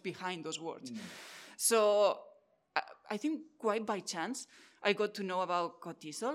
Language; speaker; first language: English; non-native, fluent; Catalan